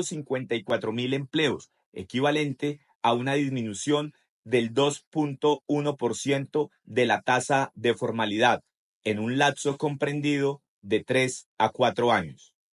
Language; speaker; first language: Spanish; native; Spanish